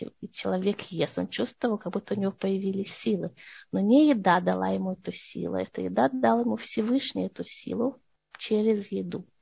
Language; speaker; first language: Russian; early bilingual, heritage; Russian